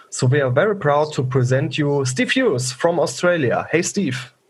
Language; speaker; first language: English; non-native, fluent; German